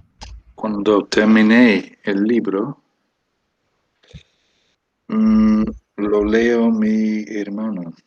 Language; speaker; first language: Spanish; non-native, learner; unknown